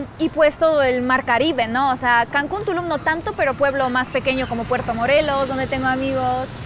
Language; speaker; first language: Spanish; non-native, fluent; Polish